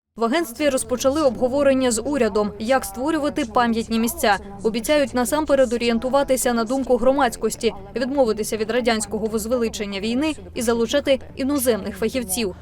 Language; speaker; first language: Ukrainian; native; Ukrainian